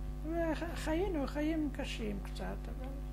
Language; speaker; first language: Hebrew; non-native, fluent; Arabic